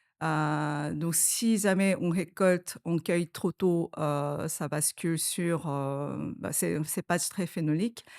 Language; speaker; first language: French; non-native, fluent; Korean